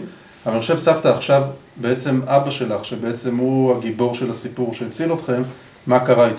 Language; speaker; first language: Hebrew; native; Hebrew